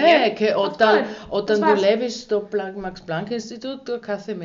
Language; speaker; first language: Greek; non-native, learner; German